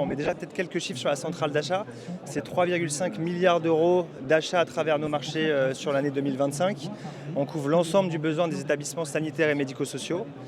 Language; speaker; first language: French; native; French